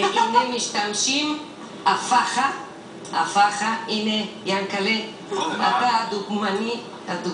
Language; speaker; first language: Hebrew; non-native, fluent; Spanish